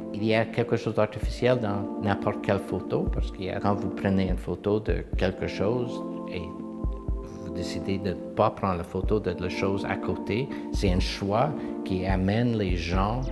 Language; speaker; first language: French; non-native, local second language; English